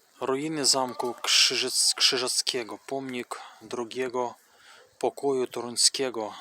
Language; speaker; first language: Polish; non-native, fluent; Russian